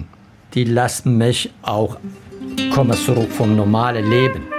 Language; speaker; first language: German; non-native, learner; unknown